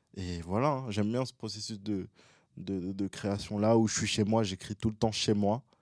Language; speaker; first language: French; early bilingual, other home language; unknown